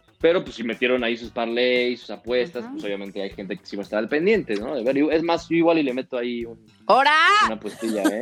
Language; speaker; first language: Spanish; native; Spanish